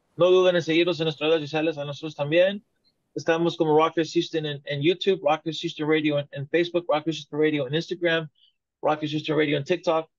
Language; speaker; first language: Spanish; native; Spanish